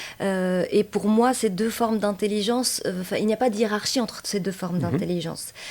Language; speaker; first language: French; non-native, local second language; Arabic